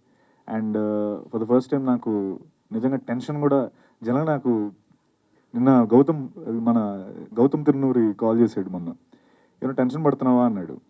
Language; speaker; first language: Telugu; native; Telugu